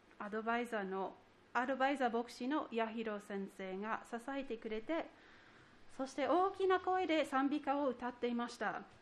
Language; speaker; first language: Japanese; non-native, fluent; English